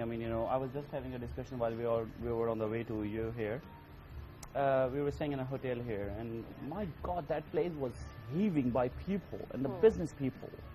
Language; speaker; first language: English; non-native, local second language; Urdu